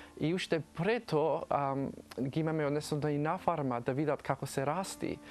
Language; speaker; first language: Macedonian; early bilingual, heritage; Macedonian